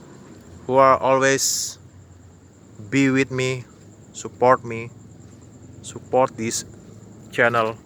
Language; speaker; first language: English; non-native, learner; Indonesian